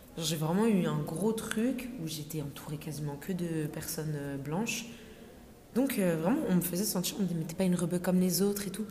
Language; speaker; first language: French; native; French